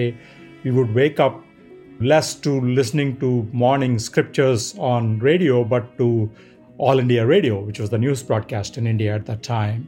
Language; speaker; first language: English; non-native, local second language; Telugu